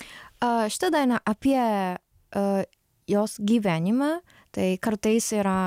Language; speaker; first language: Lithuanian; non-native, learner; Japanese